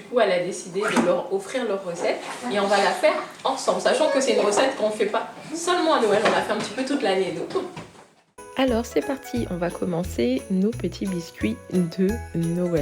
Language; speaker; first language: French; native; French